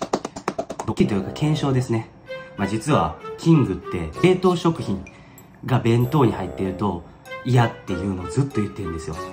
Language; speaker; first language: Japanese; native; Japanese